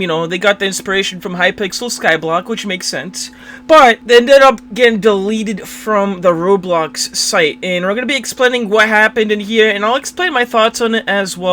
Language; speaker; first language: English; native; English